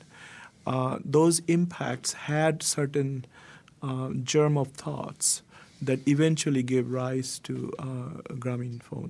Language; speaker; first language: English; non-native, local second language; Bangla